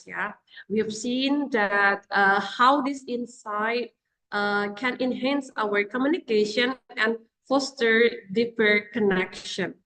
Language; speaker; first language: English; non-native, fluent; Indonesian